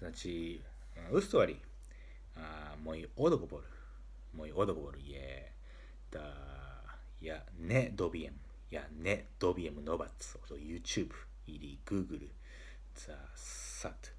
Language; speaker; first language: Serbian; non-native, learner; Japanese